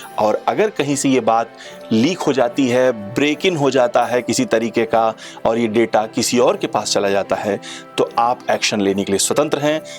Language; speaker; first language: Hindi; native; Hindi